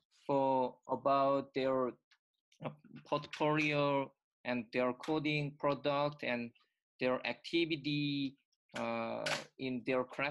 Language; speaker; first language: English; non-native, learner; Korean